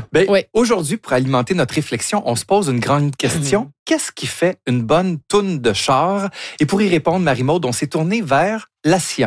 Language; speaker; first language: French; native; French